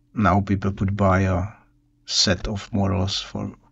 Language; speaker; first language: English; non-native, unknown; Czech